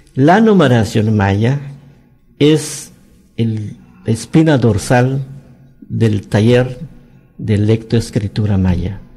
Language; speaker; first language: Spanish; non-native, local second language; Yucateco